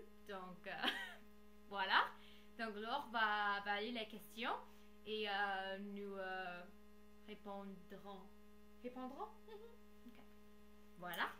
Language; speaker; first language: French; non-native, learner; English